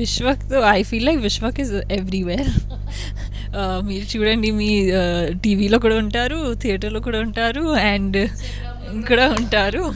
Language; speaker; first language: Telugu; non-native, local second language; Hindi